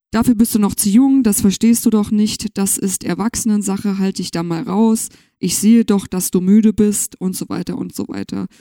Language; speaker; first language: German; native; German